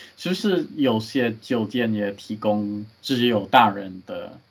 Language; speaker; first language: Chinese; non-native, learner; English